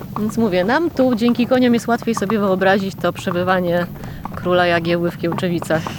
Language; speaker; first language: Polish; native; Polish